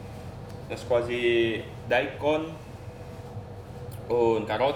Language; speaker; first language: German; non-native, learner; Indonesian